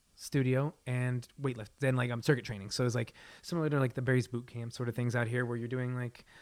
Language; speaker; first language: English; native; English